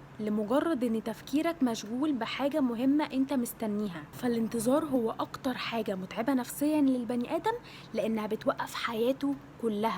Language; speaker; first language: Arabic; native; Arabic